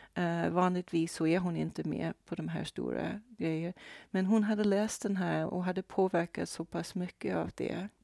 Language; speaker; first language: Swedish; non-native, fluent; Portuguese